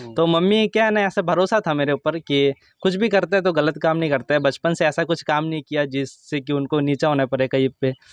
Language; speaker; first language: Hindi; non-native, local second language; Assamese